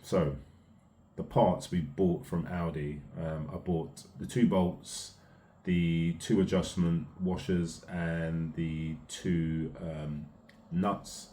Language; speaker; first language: English; native; English